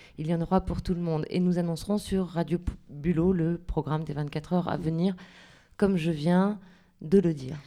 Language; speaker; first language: French; native; French